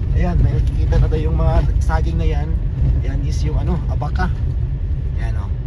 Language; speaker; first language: Filipino; non-native, local second language; Cebuano